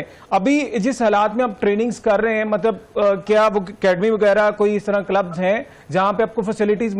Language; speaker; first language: Urdu; native; Urdu